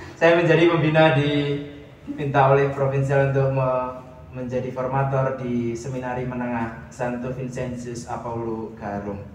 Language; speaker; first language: Indonesian; native; Indonesian